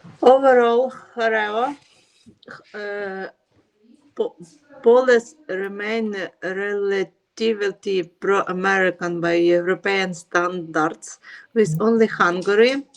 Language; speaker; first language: English; non-native, learner; Ukrainian